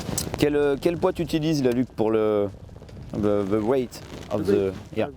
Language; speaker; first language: French; native; French